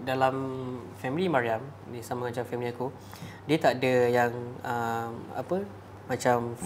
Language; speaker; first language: Malay; native; Malay